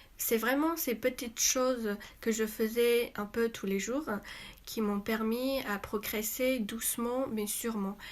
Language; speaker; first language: French; non-native, fluent; Chinese